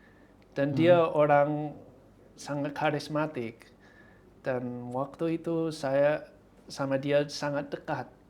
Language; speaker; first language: Indonesian; non-native, fluent; English